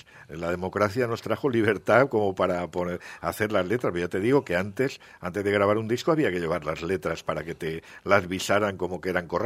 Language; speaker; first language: Spanish; native; Spanish